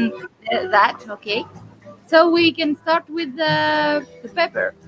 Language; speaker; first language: English; non-native, fluent; Greek